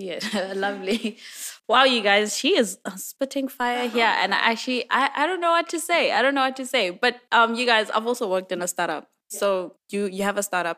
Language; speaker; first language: English; non-native, local second language; Swati